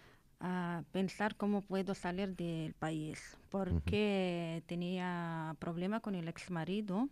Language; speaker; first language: Spanish; non-native, learner; Arabic